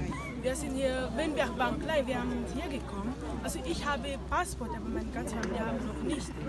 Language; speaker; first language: German; non-native, learner; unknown